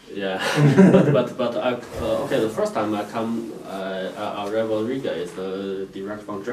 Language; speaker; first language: English; non-native, learner; Chinese